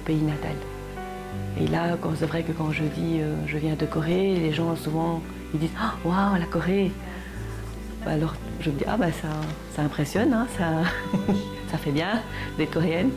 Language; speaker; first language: French; early bilingual, other home language; Korean